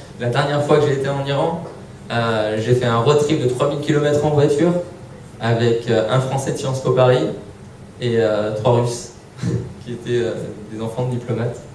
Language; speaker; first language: French; early bilingual, other home language; Persian